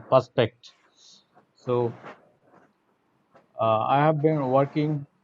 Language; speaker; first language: English; non-native, learner; Bangla